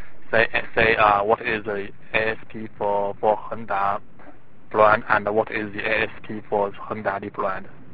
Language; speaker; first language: English; non-native, fluent; Chinese